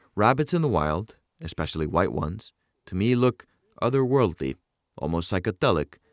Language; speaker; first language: English; non-native, fluent; Icelandic